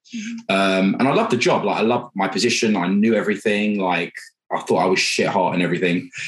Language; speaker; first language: English; native; English